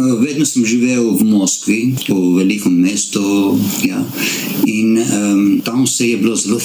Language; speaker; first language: Slovenian; non-native, learner; Armenian